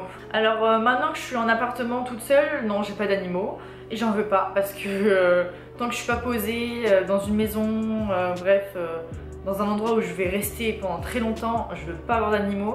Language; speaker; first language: French; native; French